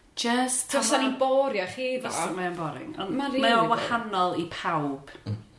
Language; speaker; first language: Welsh; native; Welsh